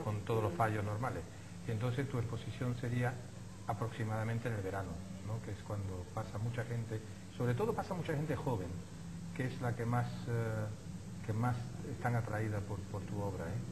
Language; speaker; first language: Spanish; native; Spanish